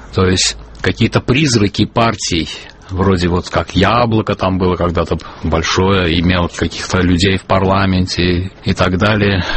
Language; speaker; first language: Russian; non-native, local second language; Azerbaijani